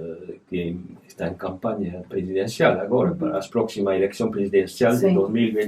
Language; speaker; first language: Portuguese; non-native, fluent; French